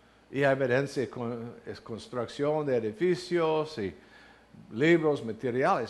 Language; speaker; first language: Spanish; non-native, learner; English